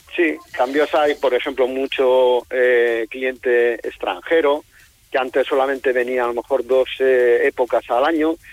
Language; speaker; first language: Spanish; native; Spanish